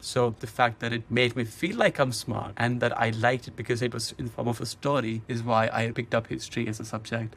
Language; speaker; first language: English; non-native, local second language; Hindi